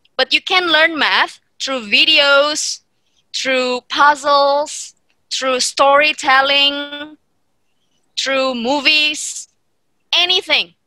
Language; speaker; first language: English; non-native, fluent; Indonesian